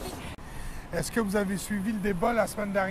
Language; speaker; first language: French; native; French